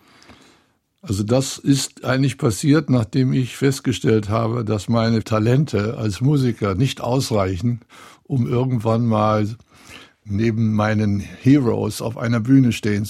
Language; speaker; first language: German; native; German